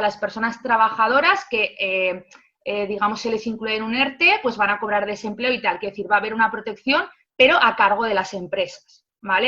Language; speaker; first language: Spanish; native; Spanish